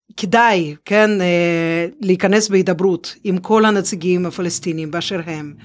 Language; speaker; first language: Hebrew; non-native, fluent; Russian